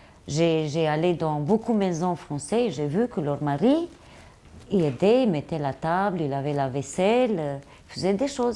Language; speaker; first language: French; non-native, learner; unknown